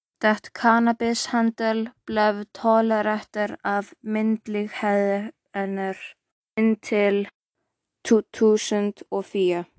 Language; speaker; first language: Norwegian; non-native, learner; Icelandic